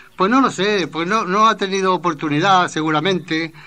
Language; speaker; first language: Spanish; native; Spanish